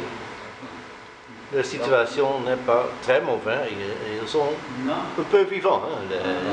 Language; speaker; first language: French; non-native, learner; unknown